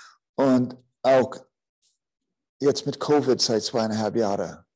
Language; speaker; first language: German; non-native, fluent; English